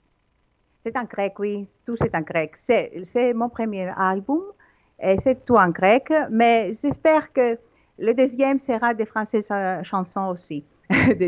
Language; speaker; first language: French; non-native, learner; Greek